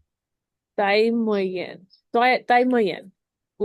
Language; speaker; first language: French; non-native, learner; Spanish